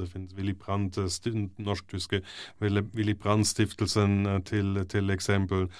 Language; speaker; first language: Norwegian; non-native, fluent; German